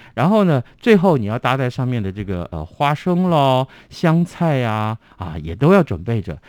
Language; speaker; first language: Chinese; non-native, local second language; Min Nan Chinese